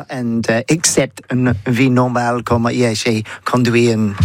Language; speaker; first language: French; non-native, learner; English